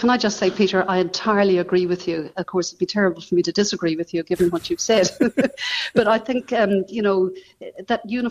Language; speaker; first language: English; native; English